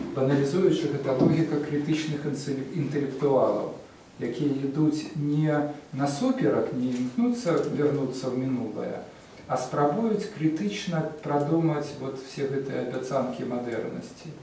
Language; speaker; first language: Belarusian; non-native, local second language; Russian